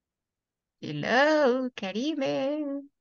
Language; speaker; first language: English; non-native, fluent; Spanish